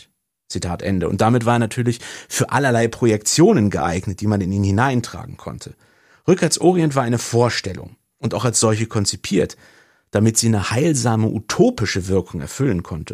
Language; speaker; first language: German; native; German